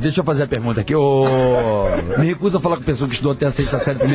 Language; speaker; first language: Portuguese; native; Portuguese